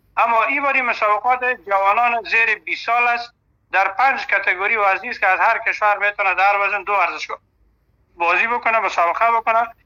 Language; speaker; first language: Persian; native; Persian